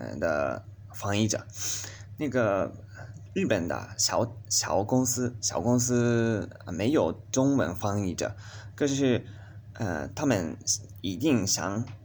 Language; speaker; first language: Chinese; non-native, learner; Japanese